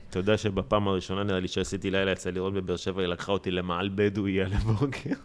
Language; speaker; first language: Hebrew; native; Hebrew